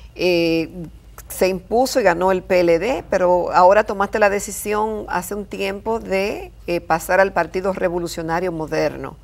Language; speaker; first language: Spanish; native; Spanish